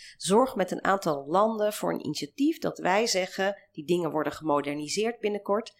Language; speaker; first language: Dutch; early bilingual, other home language; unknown